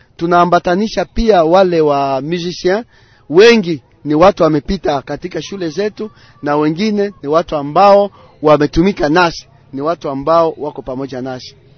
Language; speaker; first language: Swahili; non-native, local second language; Nande